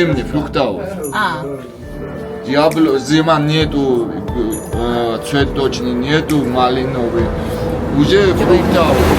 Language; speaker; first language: Russian; non-native, learner; Georgian